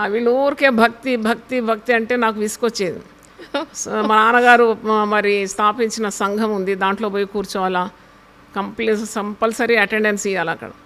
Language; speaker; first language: Telugu; non-native, local second language; Malayalam